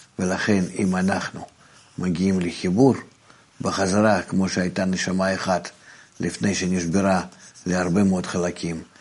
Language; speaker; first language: Hebrew; non-native, fluent; Russian